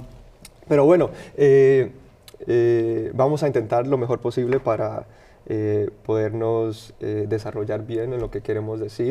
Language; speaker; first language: Spanish; early bilingual, heritage; Spanish